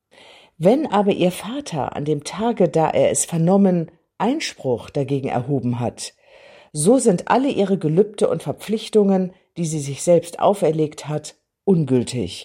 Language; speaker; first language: German; native; German